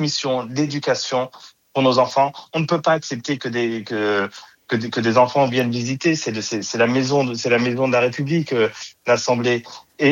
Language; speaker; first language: French; native; French